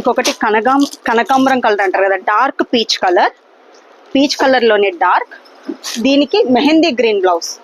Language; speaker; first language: Telugu; native; Telugu